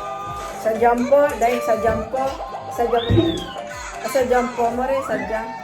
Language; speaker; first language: Italian; non-native, learner; Filipino